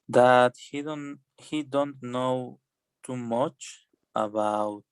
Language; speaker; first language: English; non-native, learner; Spanish